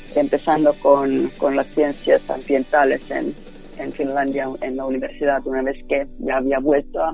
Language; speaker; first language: Spanish; non-native, fluent; Finnish